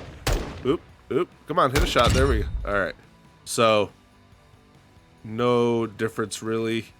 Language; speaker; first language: English; native; English